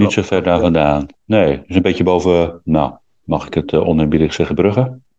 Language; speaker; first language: Dutch; native; Dutch